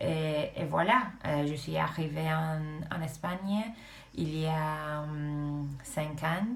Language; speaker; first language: French; non-native, fluent; Romanian